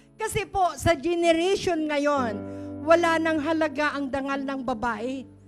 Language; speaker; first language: Filipino; native; Filipino